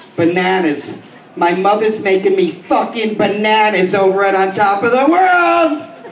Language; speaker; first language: English; native; English